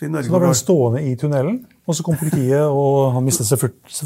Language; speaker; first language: Norwegian; native; Norwegian